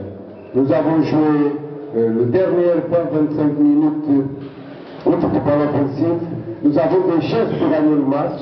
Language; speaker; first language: French; non-native, fluent; Portuguese